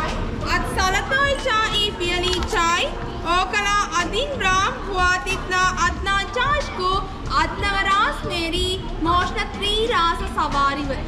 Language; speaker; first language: Russian; non-native, learner; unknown